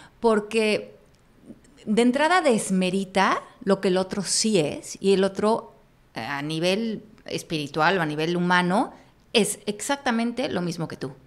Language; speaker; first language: Spanish; native; Spanish